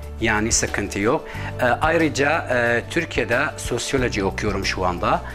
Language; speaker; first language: Turkish; non-native, fluent; Arabic